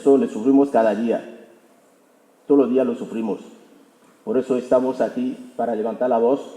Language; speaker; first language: Spanish; non-native, fluent; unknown